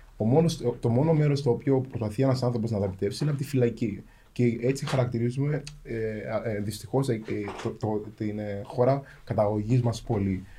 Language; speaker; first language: Greek; early bilingual, other home language; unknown